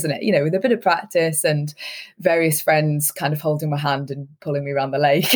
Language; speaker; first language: English; native; English